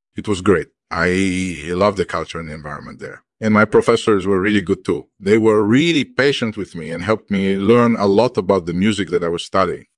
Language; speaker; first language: English; early bilingual, other home language; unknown